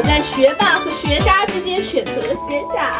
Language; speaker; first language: Chinese; native; Chinese